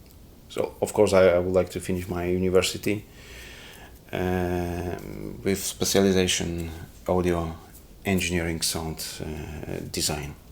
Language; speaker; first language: English; non-native, learner; Polish